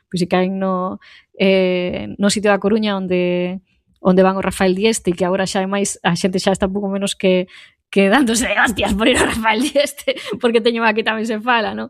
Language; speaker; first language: Galician; native; Galician